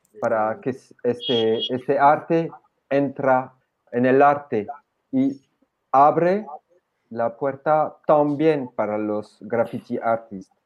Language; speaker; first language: Spanish; non-native, fluent; French